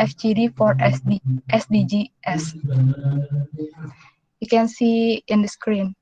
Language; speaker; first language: English; non-native, local second language; Indonesian